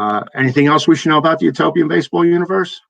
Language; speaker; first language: English; native; English